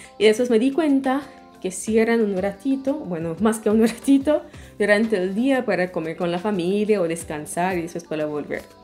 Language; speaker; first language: Spanish; non-native, fluent; English